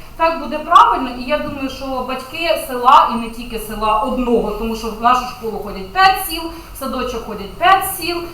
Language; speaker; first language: Ukrainian; native; Ukrainian